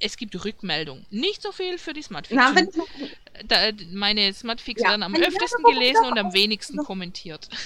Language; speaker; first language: German; native; German